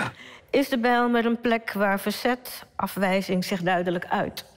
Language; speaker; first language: Dutch; early bilingual, other home language; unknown